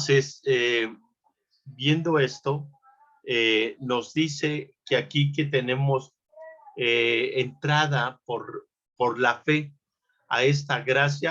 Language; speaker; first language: Spanish; native; Spanish